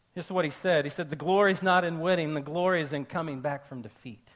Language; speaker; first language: English; native; English